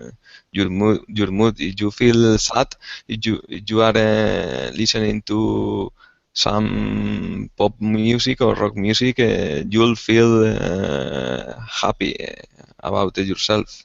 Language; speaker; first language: English; non-native, learner; Spanish